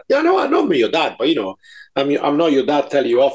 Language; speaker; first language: English; non-native, fluent; Italian